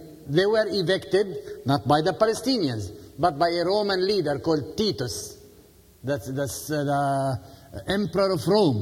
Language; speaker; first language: English; non-native, fluent; Arabic